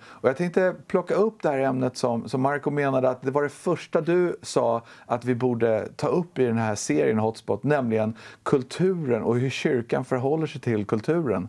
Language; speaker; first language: Swedish; native; Swedish